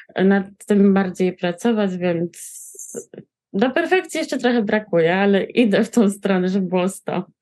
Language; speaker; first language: Polish; native; Polish